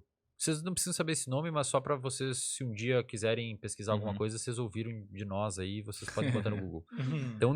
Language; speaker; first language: Portuguese; native; Portuguese